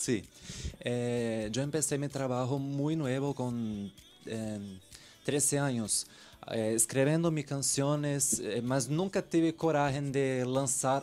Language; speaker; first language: Spanish; non-native, learner; Portuguese